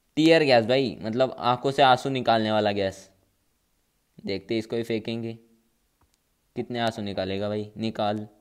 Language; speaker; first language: Hindi; non-native, local second language; Marathi